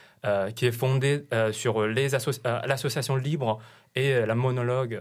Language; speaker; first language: French; non-native, fluent; Chinese